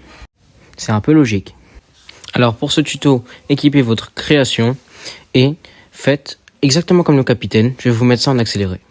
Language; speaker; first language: French; native; French